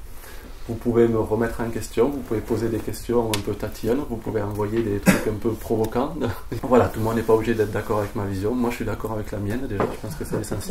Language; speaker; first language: French; native; French